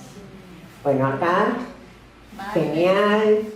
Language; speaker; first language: Spanish; native; Spanish